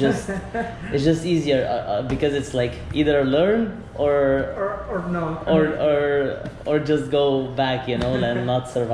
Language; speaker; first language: English; non-native, fluent; French